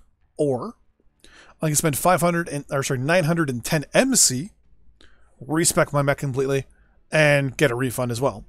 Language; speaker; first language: English; native; English